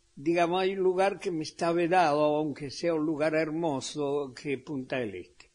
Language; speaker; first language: Spanish; native; Spanish